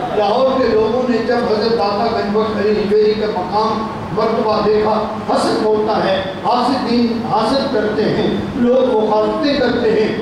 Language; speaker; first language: Urdu; non-native, local second language; Punjabi